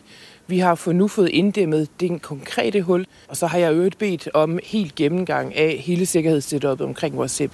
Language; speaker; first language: Danish; native; Danish